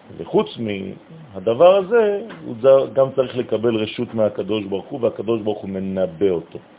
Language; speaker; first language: Hebrew; non-native, fluent; French